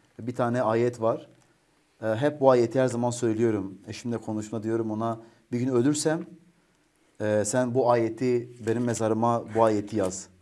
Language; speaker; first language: Turkish; native; Turkish